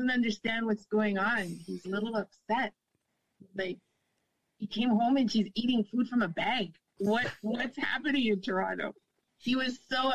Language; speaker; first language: English; native; English